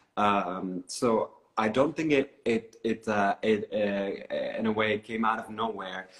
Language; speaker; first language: English; non-native, fluent; Arabic